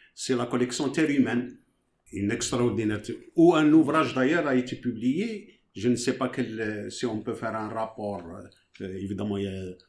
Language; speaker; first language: French; non-native, local second language; Arabic